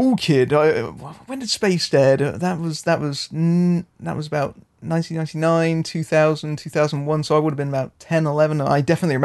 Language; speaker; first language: English; native; English